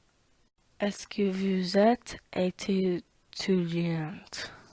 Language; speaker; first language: French; non-native, learner; English